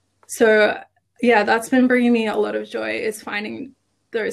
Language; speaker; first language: English; native; English